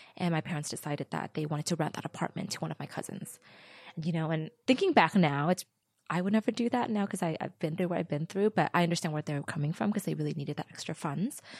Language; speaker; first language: English; early bilingual, other home language; Vietnamese